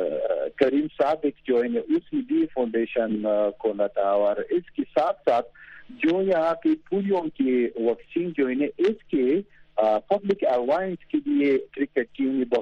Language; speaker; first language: Hindi; non-native, fluent; Pashto